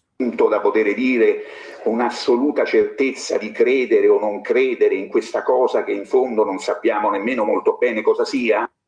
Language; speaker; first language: Italian; native; Italian